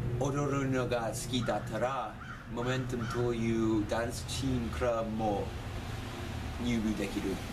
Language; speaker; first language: Japanese; non-native, learner; English